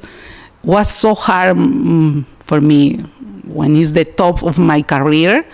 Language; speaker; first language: English; non-native, learner; Spanish